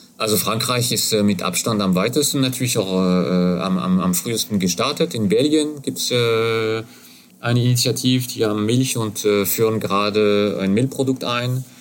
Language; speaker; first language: German; non-native, fluent; French